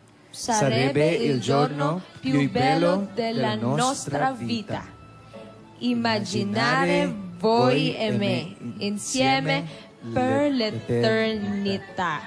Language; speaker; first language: Italian; non-native, learner; Filipino